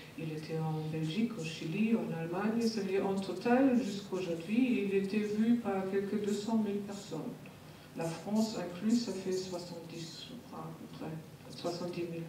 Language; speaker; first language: French; non-native, fluent; German